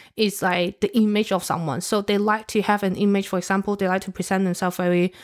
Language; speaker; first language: English; non-native, local second language; Cantonese